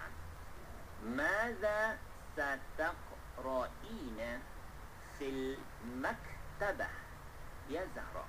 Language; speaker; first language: Arabic; non-native, fluent; Malay